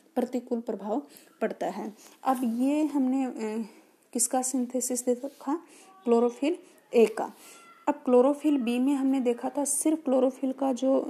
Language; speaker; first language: Hindi; native; Hindi